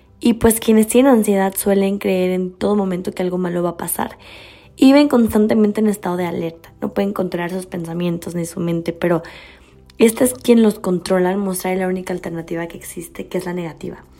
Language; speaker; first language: Spanish; native; Spanish